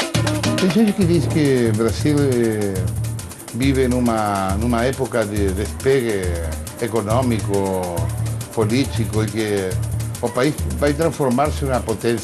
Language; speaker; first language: Portuguese; non-native, fluent; Spanish